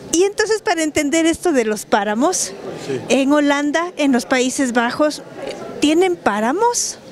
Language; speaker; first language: Spanish; native; Spanish